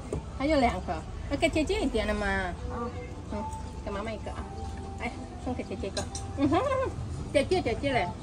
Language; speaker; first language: Chinese; non-native, fluent; Indonesian